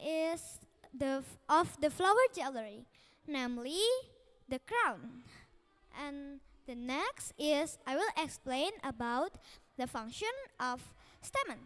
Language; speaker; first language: English; non-native, learner; Indonesian